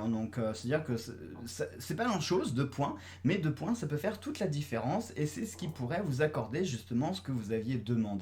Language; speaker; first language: French; native; French